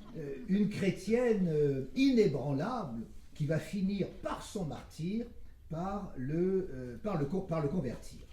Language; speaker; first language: French; native; French